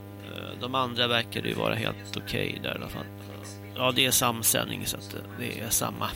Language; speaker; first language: Swedish; native; Swedish